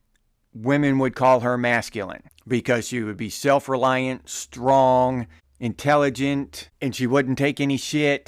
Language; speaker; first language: English; native; English